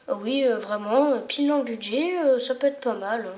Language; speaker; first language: French; native; French